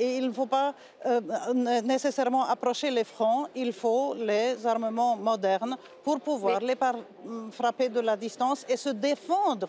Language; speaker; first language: French; non-native, fluent; Polish